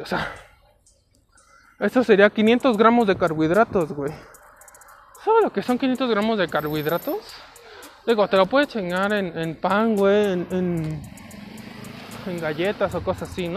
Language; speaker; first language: Spanish; native; Spanish